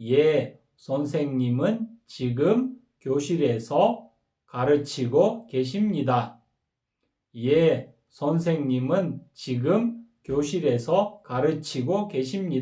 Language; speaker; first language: Korean; non-native, fluent; Kyrgyz